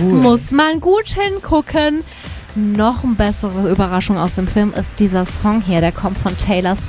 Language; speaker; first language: German; native; German